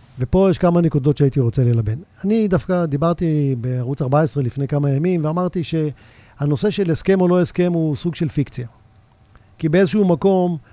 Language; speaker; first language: Hebrew; native; Hebrew